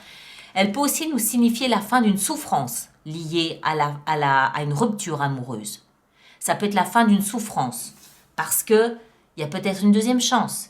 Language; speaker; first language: French; native; French